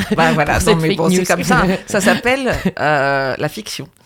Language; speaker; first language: French; native; French